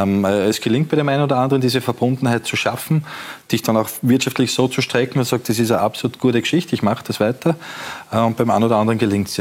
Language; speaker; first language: German; native; German